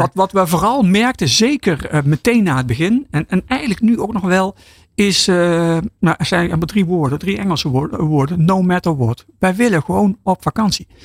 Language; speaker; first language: Dutch; native; Dutch